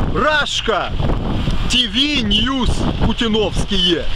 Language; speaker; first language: Russian; non-native, local second language; Ukrainian